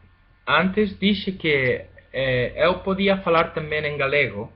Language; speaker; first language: Portuguese; non-native, fluent; Spanish